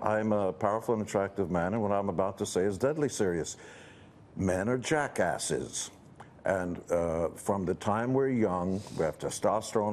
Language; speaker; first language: English; early bilingual, other home language; Hungarian